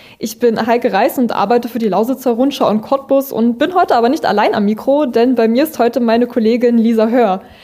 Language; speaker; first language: German; native; German